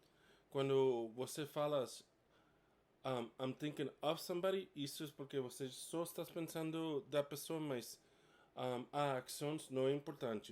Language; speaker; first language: Portuguese; non-native, fluent; English